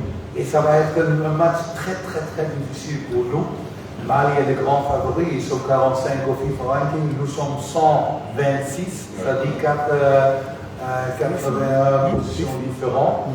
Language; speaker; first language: French; non-native, fluent; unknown